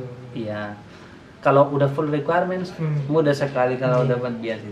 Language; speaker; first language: Indonesian; non-native, learner; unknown